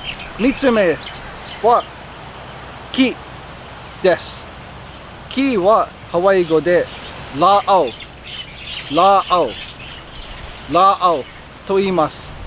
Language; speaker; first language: Japanese; non-native, fluent; English